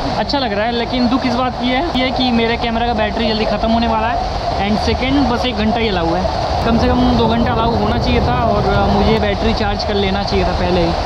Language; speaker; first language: Hindi; native; Hindi